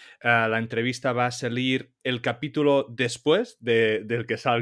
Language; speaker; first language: Spanish; native; Spanish